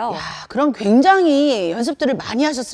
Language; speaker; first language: Korean; native; Korean